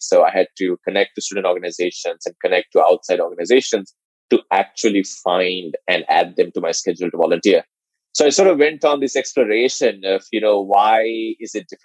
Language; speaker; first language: English; non-native, local second language; Sinhala